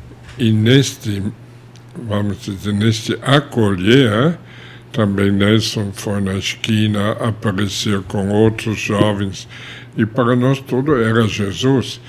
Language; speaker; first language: Portuguese; non-native, fluent; German